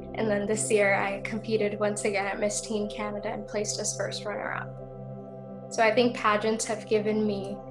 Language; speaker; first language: English; native; English